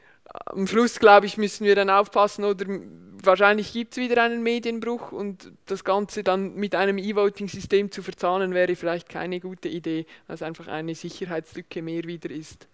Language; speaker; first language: German; native; German